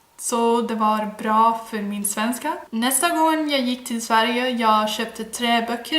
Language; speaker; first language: Swedish; non-native, learner; Dutch